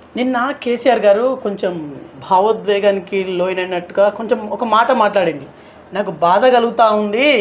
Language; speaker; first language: Telugu; native; Telugu